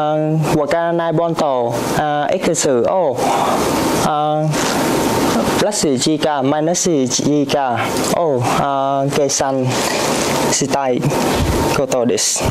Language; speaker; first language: Japanese; non-native, learner; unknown